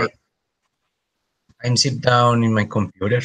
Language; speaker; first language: English; non-native, learner; Spanish